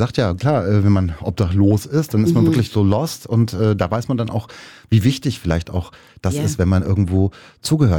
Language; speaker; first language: German; native; German